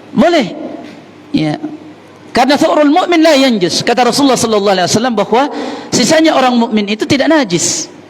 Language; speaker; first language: Malay; non-native, local second language; Buginese